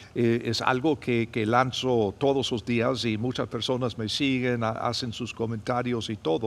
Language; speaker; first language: Spanish; non-native, fluent; English